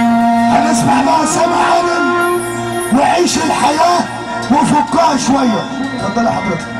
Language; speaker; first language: Arabic; native; Arabic